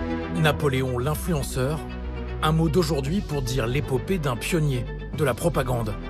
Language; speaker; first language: French; native; French